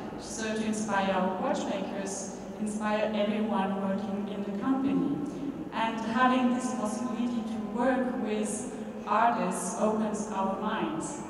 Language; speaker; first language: English; non-native, fluent; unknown